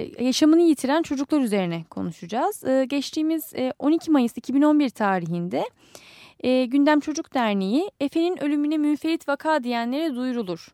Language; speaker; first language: Turkish; native; Turkish